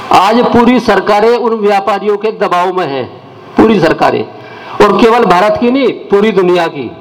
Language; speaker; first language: Hindi; native; Hindi